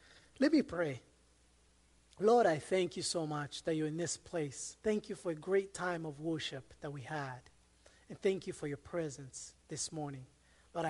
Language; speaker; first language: English; non-native, local second language; Kinyarwanda